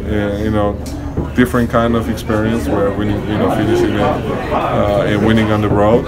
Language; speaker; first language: English; non-native, fluent; Georgian